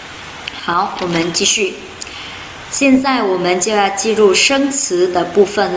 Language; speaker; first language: Chinese; non-native, fluent; Indonesian